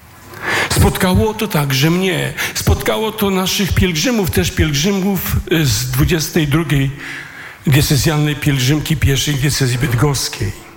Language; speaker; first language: Polish; native; Polish